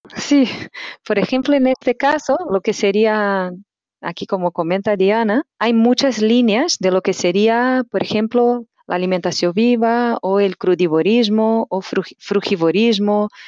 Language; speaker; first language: Spanish; non-native, fluent; Portuguese